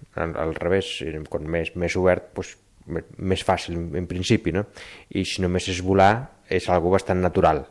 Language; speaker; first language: Catalan; native; Catalan